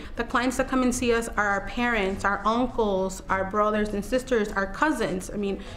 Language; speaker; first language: English; native; English